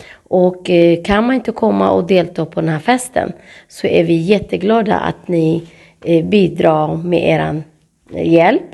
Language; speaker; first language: Swedish; non-native, fluent; Tigrinya